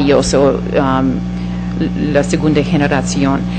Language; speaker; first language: Spanish; non-native, fluent; English